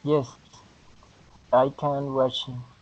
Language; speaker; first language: English; non-native, learner; Spanish